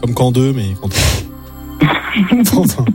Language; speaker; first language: French; native; French